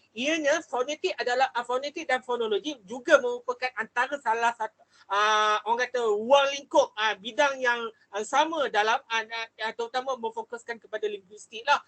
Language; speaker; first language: Malay; native; Malay